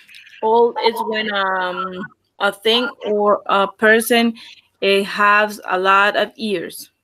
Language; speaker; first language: English; non-native, learner; Spanish